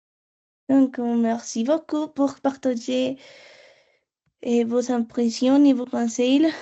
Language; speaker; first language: French; non-native, learner; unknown